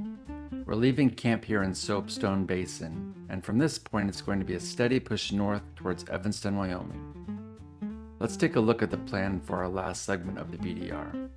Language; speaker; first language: English; native; English